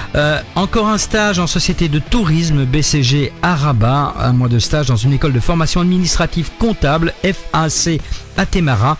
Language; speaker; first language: French; native; French